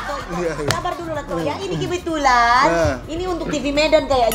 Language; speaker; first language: Indonesian; native; Indonesian